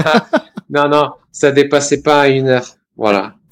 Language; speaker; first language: French; non-native, fluent; Serbian